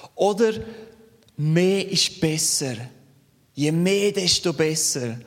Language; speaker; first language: German; native; German